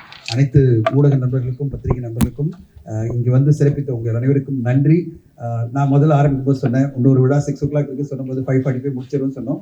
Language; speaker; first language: Tamil; native; Tamil